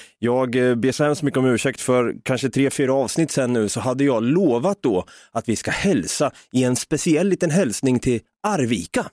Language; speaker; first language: Swedish; native; Swedish